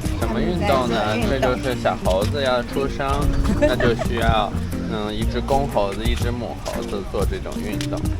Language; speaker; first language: Chinese; native; Chinese